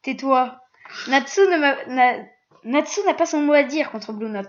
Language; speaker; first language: French; native; French